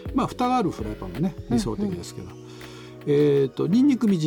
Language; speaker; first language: Japanese; native; Japanese